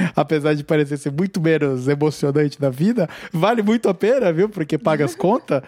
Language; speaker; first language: Portuguese; native; Portuguese